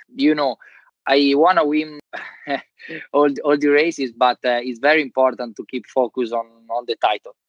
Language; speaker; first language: English; non-native, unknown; Italian